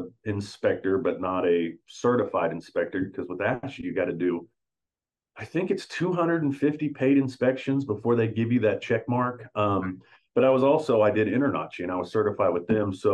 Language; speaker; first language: English; native; English